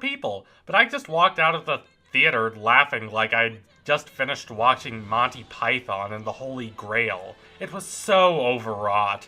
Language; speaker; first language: English; native; English